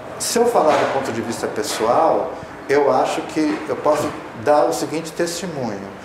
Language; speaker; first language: Portuguese; native; Portuguese